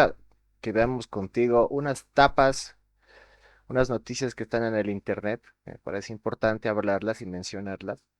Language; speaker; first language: Spanish; native; Spanish